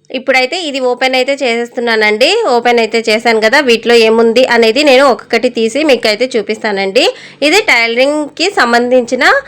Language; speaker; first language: Telugu; non-native, local second language; Urdu